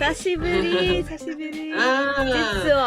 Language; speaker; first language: Japanese; non-native, learner; English